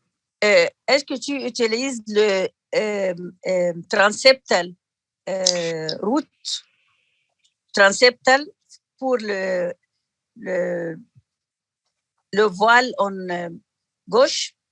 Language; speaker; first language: French; non-native, learner; Arabic